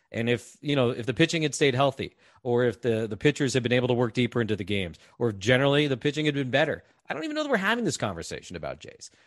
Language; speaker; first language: English; native; English